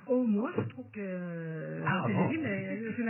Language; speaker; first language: French; non-native, fluent; Norwegian